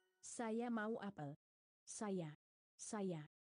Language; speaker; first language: Indonesian; non-native, learner; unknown